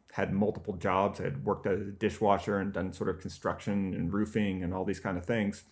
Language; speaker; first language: English; native; English